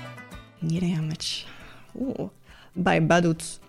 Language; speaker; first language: Basque; non-native, learner; English